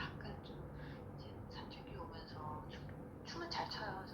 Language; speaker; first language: Korean; native; Korean